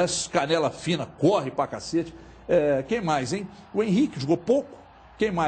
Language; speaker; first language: Portuguese; native; Portuguese